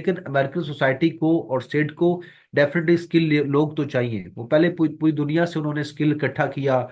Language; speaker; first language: Urdu; non-native, local second language; Punjabi